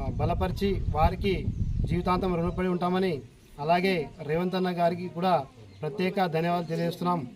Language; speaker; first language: Telugu; native; Telugu